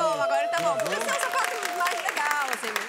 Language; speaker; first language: Portuguese; native; Portuguese